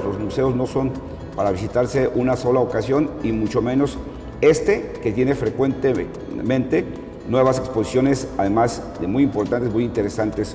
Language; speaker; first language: Spanish; native; Spanish